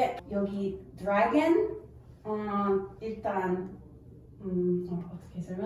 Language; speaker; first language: Korean; non-native, fluent; English